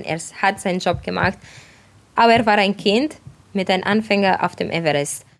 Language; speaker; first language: German; non-native, fluent; Romanian